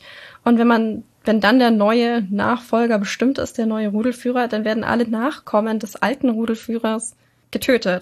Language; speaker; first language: German; native; German